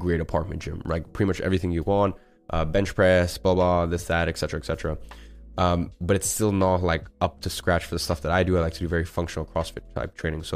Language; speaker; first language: English; native; English